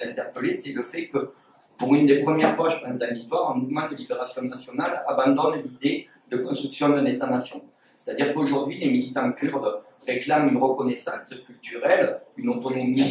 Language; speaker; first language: French; native; French